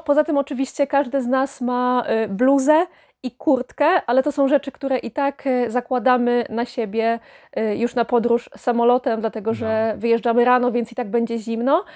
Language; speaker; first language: Polish; native; Polish